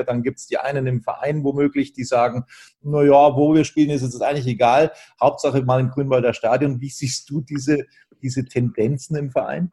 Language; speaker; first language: German; native; German